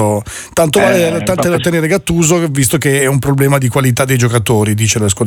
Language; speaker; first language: Italian; native; Italian